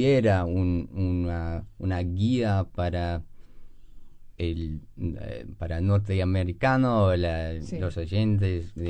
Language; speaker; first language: Spanish; non-native, fluent; English